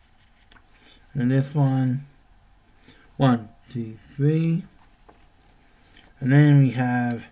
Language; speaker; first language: English; native; English